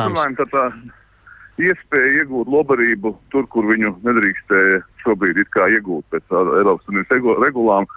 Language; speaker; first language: Latvian; native; Latvian